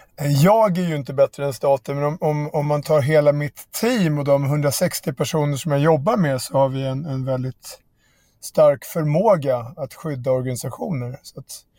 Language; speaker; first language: Swedish; native; Swedish